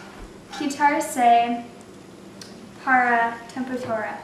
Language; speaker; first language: Spanish; non-native, learner; English